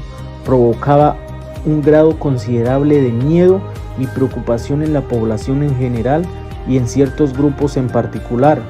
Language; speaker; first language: Spanish; native; Spanish